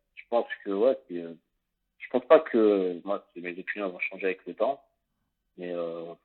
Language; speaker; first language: French; native; French